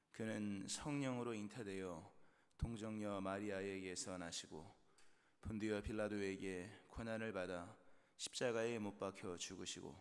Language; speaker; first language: Korean; native; Korean